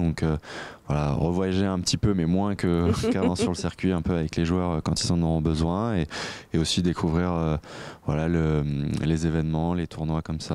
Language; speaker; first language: French; native; French